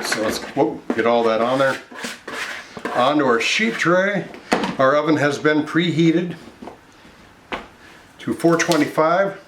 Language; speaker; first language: English; native; English